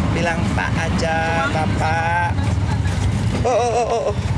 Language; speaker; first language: Indonesian; non-native, learner; Cebuano